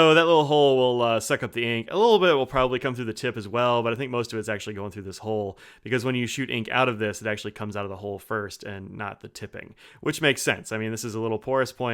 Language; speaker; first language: English; native; English